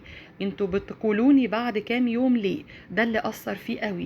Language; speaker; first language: Arabic; native; Arabic